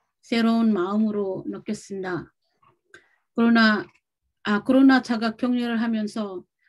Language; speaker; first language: Korean; non-native, learner; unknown